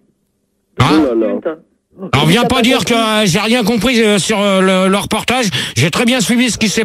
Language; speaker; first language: French; native; French